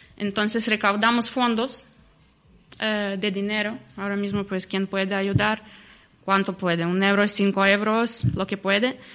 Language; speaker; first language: Spanish; non-native, fluent; Ukrainian